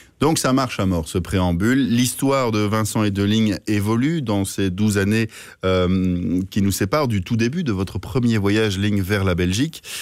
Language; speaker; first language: French; native; French